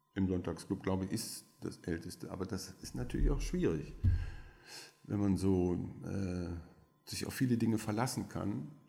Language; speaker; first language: German; non-native, fluent; French